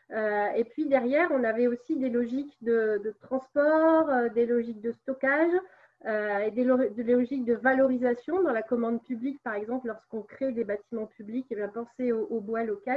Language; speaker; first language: French; native; French